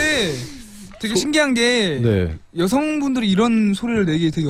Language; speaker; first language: Korean; native; Korean